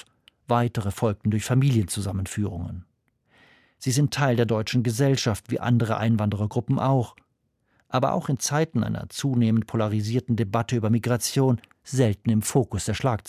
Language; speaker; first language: German; native; German